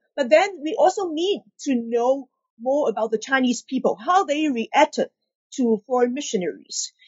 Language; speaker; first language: English; non-native, local second language; Cantonese